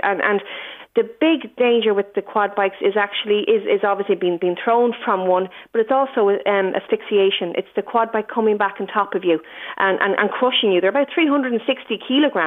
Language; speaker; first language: English; native; English